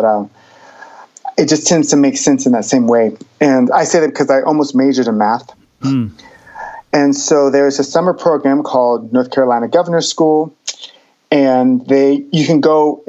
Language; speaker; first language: English; native; English